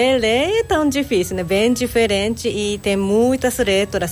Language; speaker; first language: Portuguese; non-native, learner; Japanese